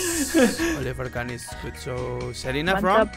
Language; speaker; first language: English; non-native, learner; Indonesian